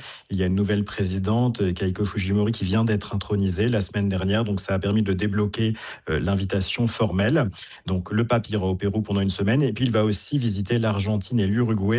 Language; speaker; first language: French; native; French